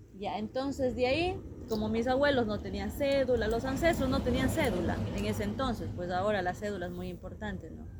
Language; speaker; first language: Spanish; non-native, local second language; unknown